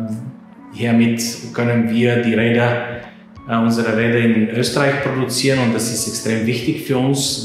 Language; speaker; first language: German; non-native, fluent; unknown